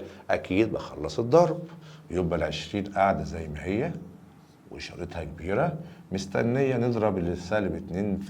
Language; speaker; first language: Arabic; native; Arabic